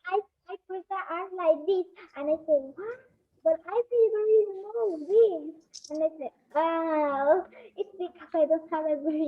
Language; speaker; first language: English; non-native, learner; Spanish